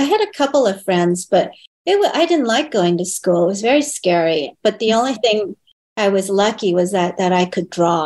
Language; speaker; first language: English; early bilingual, other home language; Chinese